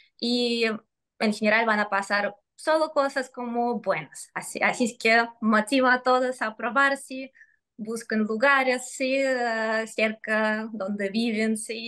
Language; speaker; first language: Spanish; non-native, fluent; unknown